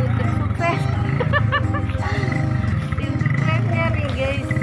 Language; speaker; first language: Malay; non-native, local second language; Sundanese